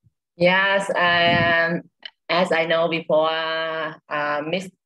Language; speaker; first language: English; non-native, learner; Vietnamese